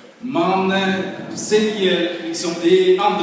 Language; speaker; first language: Swedish; non-native, fluent; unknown